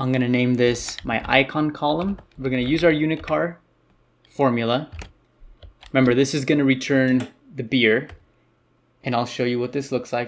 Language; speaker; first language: English; native; English